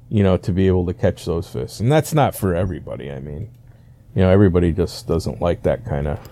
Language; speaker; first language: English; native; English